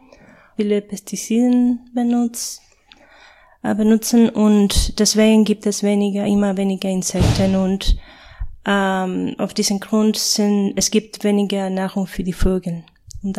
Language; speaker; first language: German; non-native, fluent; Spanish